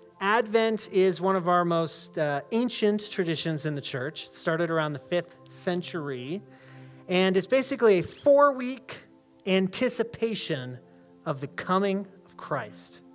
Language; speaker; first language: English; native; English